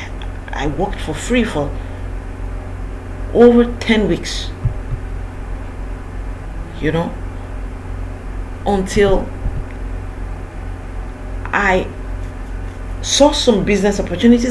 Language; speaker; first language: English; non-native, local second language; Yoruba